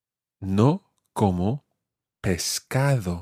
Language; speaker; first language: Spanish; non-native, fluent; English